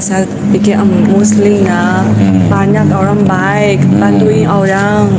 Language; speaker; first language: Indonesian; non-native, learner; Chinese